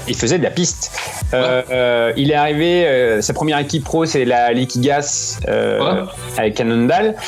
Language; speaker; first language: French; native; French